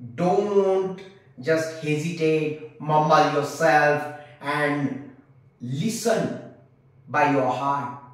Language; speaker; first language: English; non-native, local second language; Marathi